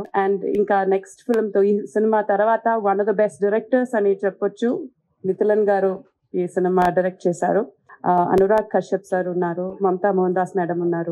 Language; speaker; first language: Telugu; non-native, fluent; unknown